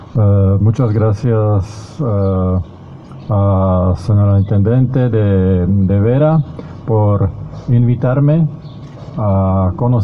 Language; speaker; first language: Spanish; non-native, fluent; Slovak